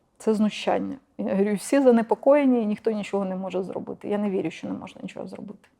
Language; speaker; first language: Ukrainian; non-native, local second language; Russian